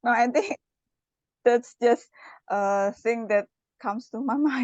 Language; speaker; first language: English; non-native, learner; Indonesian